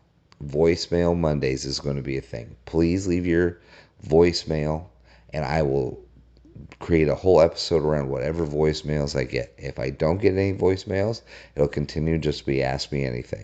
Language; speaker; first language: English; native; English